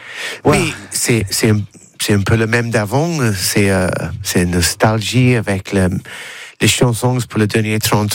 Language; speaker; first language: French; non-native, learner; English